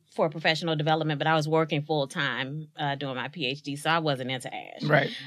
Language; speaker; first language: English; native; English